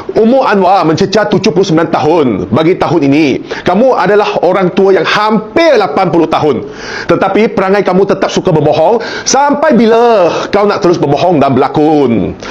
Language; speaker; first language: Malay; non-native, local second language; Chinese